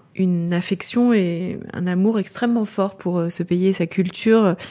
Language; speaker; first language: French; native; French